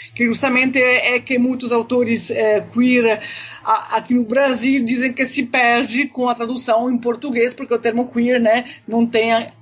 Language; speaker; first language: Portuguese; non-native, fluent; Italian